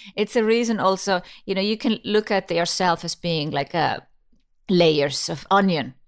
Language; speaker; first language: English; non-native, fluent; Icelandic